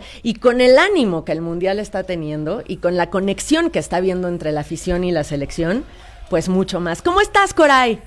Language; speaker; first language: Spanish; native; Spanish